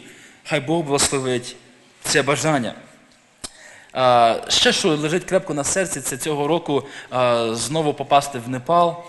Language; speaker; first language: Ukrainian; early bilingual, heritage; Ukrainian